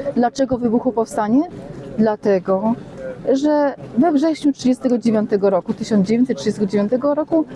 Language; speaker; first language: Polish; native; Polish